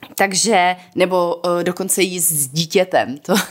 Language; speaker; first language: Czech; native; Czech